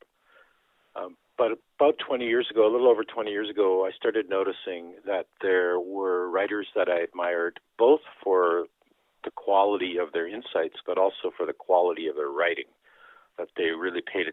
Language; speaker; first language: English; early bilingual, other home language; Dutch